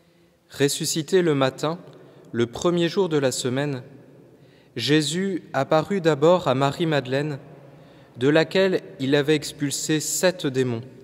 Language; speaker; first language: French; native; French